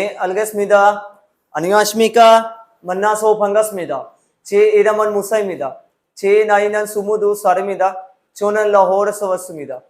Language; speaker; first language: Korean; non-native, learner; Urdu